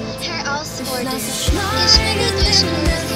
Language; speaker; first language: German; non-native, learner; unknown